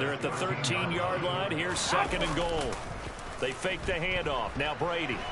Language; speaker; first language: English; native; English